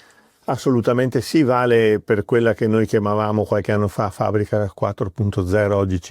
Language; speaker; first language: Italian; native; Italian